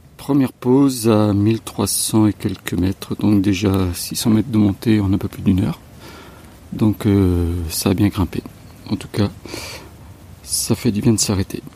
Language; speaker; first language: French; native; French